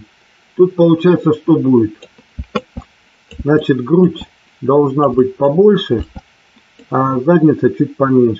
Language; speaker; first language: Russian; native; Russian